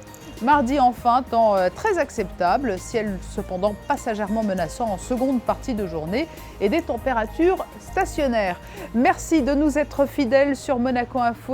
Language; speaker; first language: French; native; French